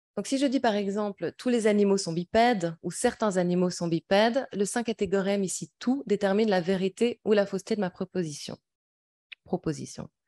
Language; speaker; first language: French; native; French